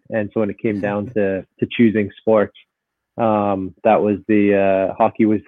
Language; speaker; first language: English; native; English